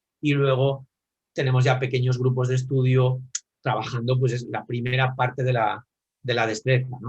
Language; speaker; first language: Spanish; native; Spanish